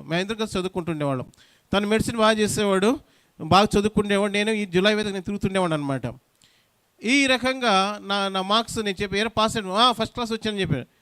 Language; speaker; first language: Telugu; non-native, local second language; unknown